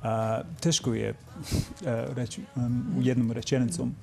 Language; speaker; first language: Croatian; non-native, fluent; English